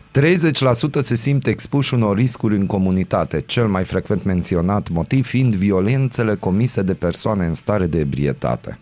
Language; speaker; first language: Romanian; non-native, local second language; Hungarian